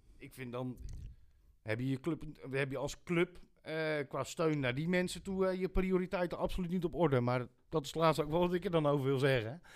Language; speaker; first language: Dutch; native; Dutch